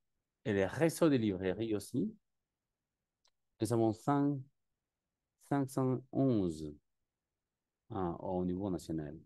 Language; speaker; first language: French; non-native, learner; Spanish